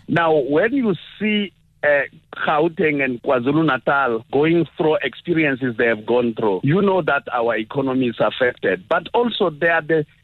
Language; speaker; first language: English; non-native, local second language; Tsonga